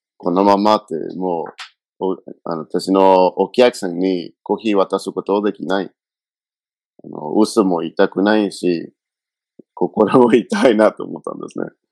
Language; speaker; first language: Japanese; non-native, fluent; Spanish